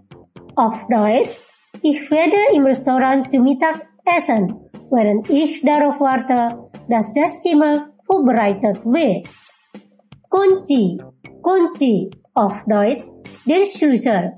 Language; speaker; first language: German; non-native, learner; Indonesian